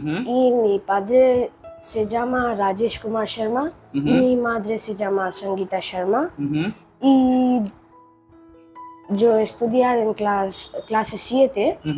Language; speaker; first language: Spanish; non-native, learner; Hindi